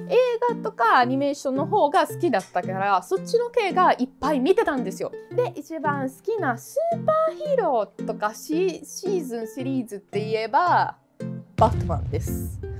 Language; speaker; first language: Japanese; non-native, fluent; Italian